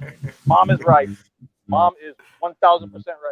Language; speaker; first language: English; native; English